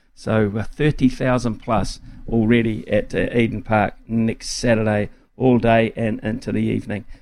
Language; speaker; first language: English; native; English